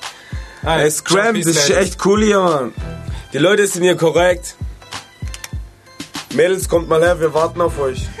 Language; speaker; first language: German; native; German